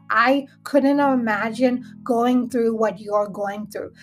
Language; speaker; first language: English; early bilingual, other home language; Hindi